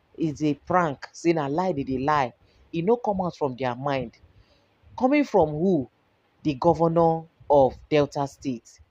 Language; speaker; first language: Nigerian Pidgin; native; Nigerian Pidgin